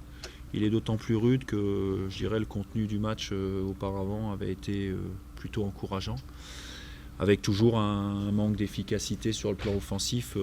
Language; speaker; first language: French; native; French